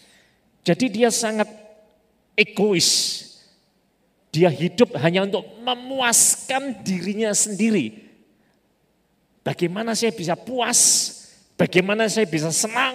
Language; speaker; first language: Indonesian; native; Indonesian